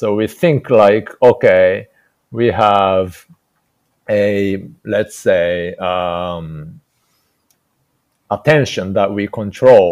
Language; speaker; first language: English; non-native, fluent; Japanese